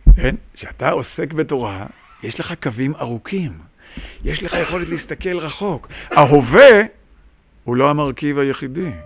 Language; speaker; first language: Hebrew; native; Hebrew